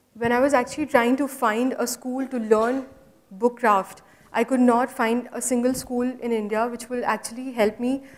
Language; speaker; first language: English; non-native, local second language; Hindi